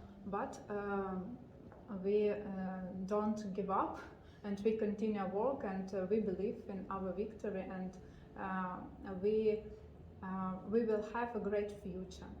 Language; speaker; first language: English; non-native, learner; Ukrainian